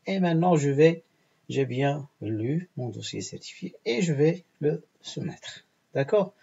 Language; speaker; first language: French; non-native, local second language; Arabic